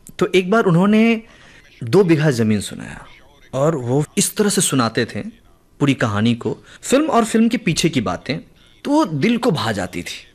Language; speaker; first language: Hindi; native; Hindi